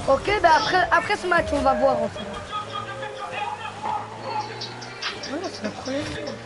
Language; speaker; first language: French; native; French